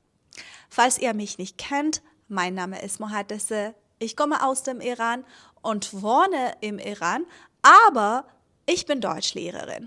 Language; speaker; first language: German; non-native, fluent; Persian